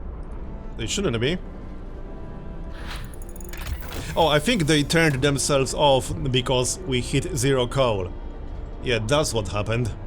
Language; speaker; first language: English; native; English